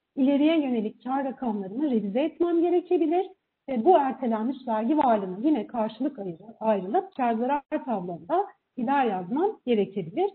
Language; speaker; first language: Turkish; native; Turkish